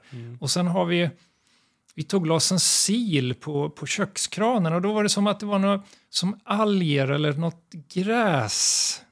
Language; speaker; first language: Swedish; native; Swedish